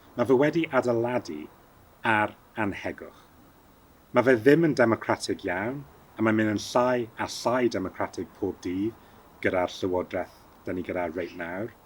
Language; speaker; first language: Welsh; early bilingual, heritage; Welsh